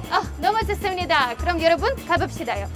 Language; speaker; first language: Korean; non-native, fluent; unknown